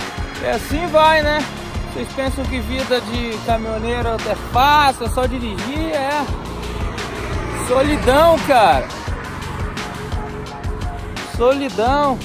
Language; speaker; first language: Portuguese; native; Portuguese